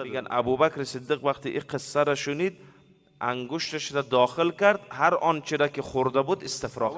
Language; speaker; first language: Persian; native; Persian